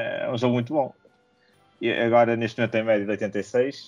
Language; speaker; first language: Portuguese; native; Portuguese